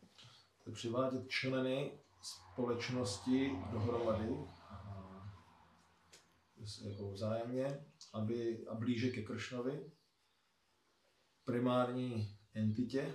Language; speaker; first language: Czech; native; Czech